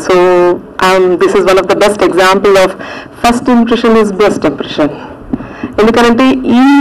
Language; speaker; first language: Telugu; native; Telugu